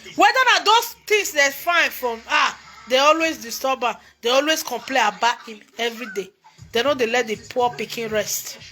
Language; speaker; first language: Nigerian Pidgin; native; Nigerian Pidgin